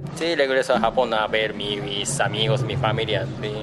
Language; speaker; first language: Spanish; non-native, fluent; Japanese